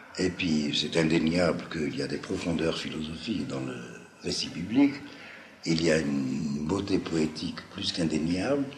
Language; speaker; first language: French; non-native, local second language; Arabic